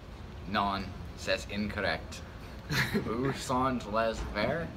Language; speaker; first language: French; non-native, learner; English